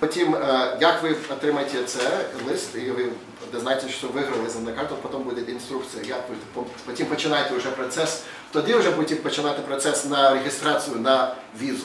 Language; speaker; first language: Ukrainian; non-native, learner; Russian